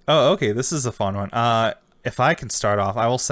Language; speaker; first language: English; native; English